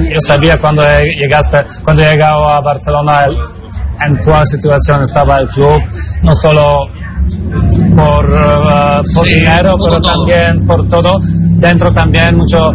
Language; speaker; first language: Spanish; non-native, learner; Polish